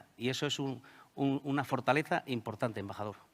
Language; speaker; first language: Spanish; native; Spanish